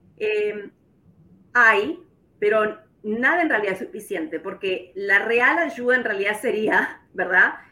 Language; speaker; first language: Spanish; native; Spanish